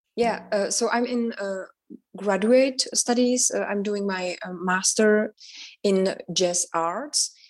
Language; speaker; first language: English; non-native, fluent; Czech